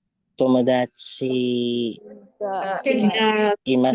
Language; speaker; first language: Japanese; non-native, learner; Filipino